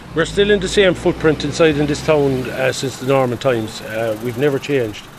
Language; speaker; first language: English; native; English